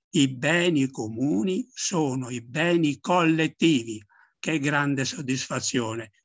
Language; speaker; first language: Italian; native; Italian